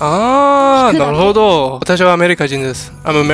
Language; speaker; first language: Japanese; non-native, learner; English